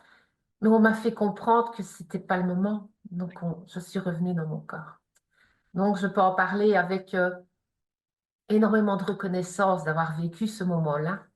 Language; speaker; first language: French; native; French